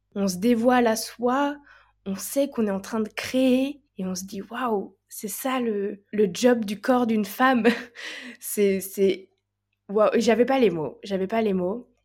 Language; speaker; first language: French; native; French